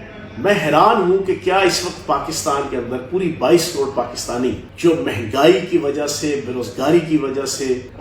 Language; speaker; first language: Urdu; native; Urdu